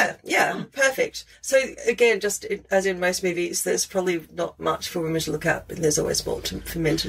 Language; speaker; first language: English; native; English